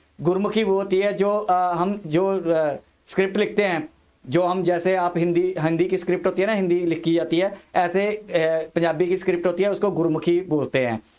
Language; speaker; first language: Hindi; non-native, local second language; Punjabi